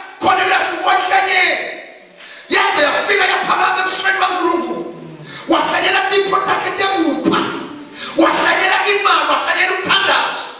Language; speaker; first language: Zulu; non-native, local second language; Swati